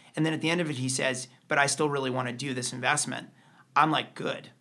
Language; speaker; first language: English; native; English